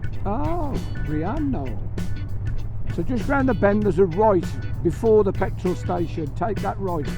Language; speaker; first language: English; native; English